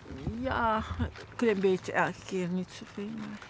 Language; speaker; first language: Dutch; non-native, learner; Turkish